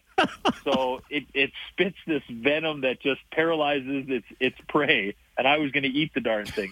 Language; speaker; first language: English; native; English